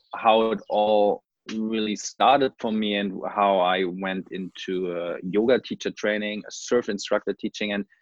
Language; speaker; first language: English; non-native, fluent; German